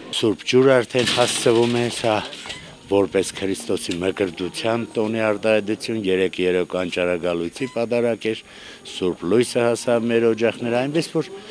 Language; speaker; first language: Armenian; native; Armenian